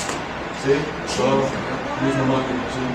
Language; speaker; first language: Spanish; non-native, fluent; English